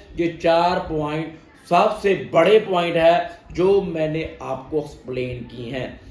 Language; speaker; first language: Hindi; non-native, local second language; Punjabi